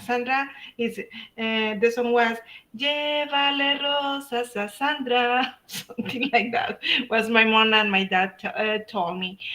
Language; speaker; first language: English; non-native, learner; Spanish